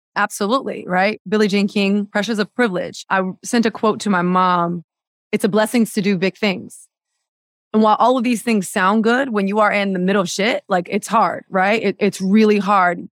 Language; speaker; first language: English; native; English